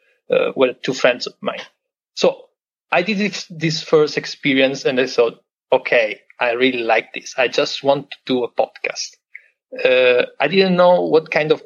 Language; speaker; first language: English; non-native, fluent; Italian